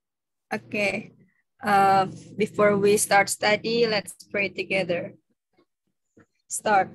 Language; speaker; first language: English; non-native, learner; Indonesian